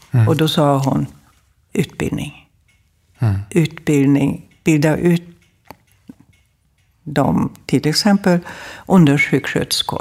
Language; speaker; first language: Swedish; non-native, fluent; German